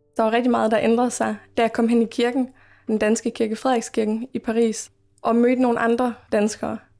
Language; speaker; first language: Danish; native; Danish